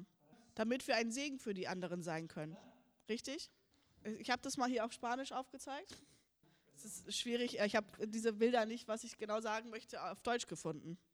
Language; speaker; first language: German; early bilingual, heritage; German